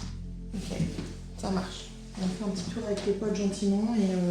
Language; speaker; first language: French; native; French